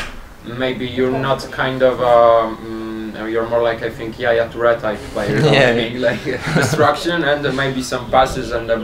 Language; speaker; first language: English; non-native, fluent; Polish